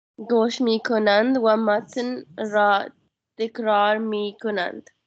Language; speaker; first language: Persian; non-native, learner; Urdu